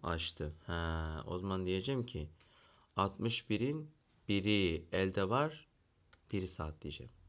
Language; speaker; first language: Turkish; native; Turkish